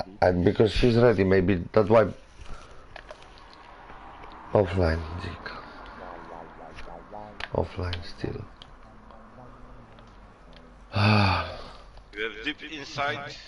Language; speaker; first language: English; non-native, learner; Polish